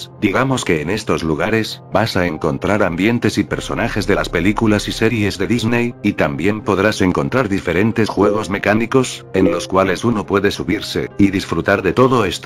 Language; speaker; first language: Spanish; native; Spanish